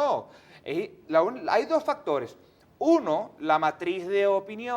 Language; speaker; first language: Spanish; native; Spanish